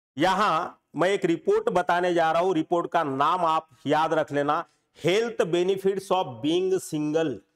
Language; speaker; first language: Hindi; non-native, local second language; Marathi